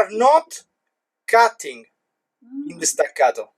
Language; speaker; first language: English; non-native, learner; Italian